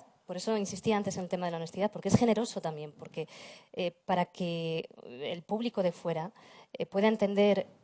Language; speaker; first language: Spanish; native; Spanish